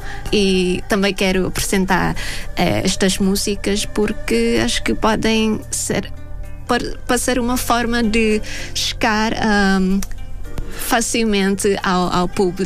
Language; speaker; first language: Portuguese; non-native, fluent; Thai